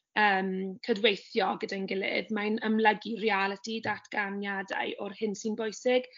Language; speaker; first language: Welsh; non-native, learner; English